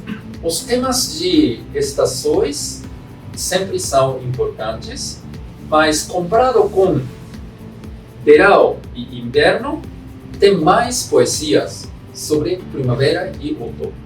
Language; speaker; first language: Portuguese; non-native, fluent; Japanese